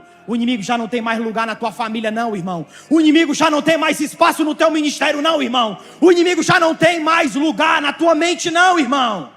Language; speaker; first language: Portuguese; native; Portuguese